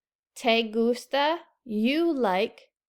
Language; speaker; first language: Spanish; non-native, fluent; English